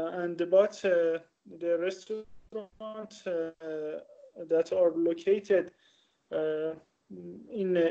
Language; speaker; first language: English; non-native, learner; Persian